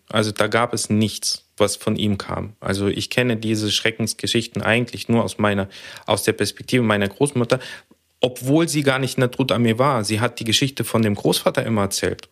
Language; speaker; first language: German; early bilingual, other home language; Russian